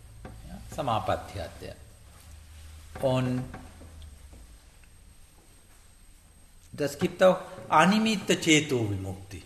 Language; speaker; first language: German; non-native, learner; Sinhala